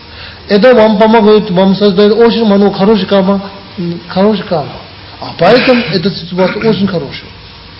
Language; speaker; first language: Russian; non-native, learner; Tibetan